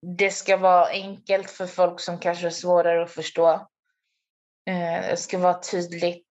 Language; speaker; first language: Swedish; native; Swedish